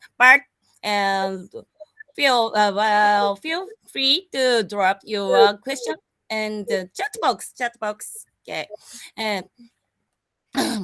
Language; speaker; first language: English; non-native, learner; Japanese